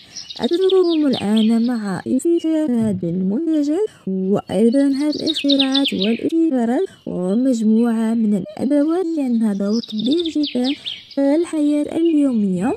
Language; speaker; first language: Arabic; native; Arabic